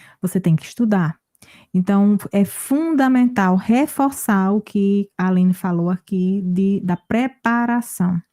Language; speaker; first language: Portuguese; native; Portuguese